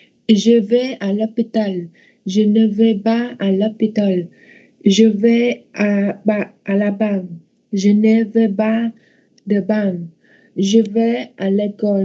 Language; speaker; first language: French; non-native, learner; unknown